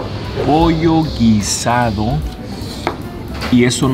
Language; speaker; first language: Spanish; native; Spanish